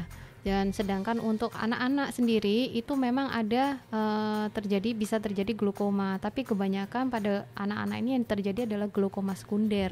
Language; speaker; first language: Indonesian; native; Indonesian